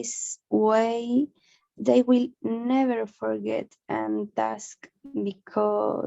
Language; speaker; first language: English; non-native, learner; Spanish